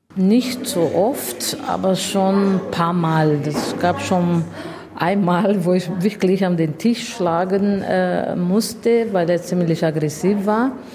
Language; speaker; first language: German; non-native, fluent; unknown